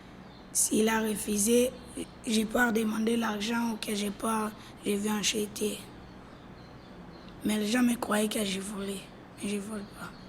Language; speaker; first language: French; non-native, learner; Lingala